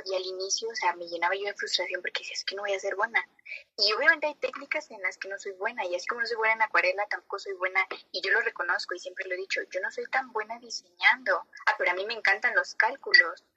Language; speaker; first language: Spanish; native; Spanish